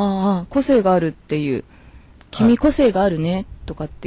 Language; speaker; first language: Japanese; native; Japanese